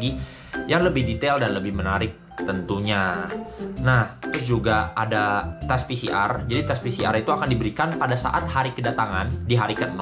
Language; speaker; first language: Indonesian; native; Indonesian